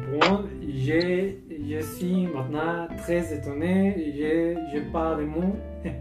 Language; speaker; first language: French; non-native, learner; Spanish